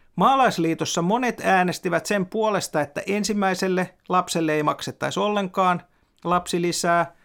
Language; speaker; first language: Finnish; native; Finnish